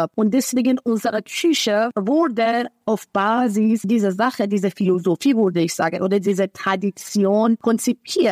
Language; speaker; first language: German; non-native, fluent; Persian